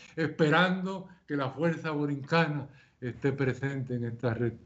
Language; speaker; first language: Spanish; native; Spanish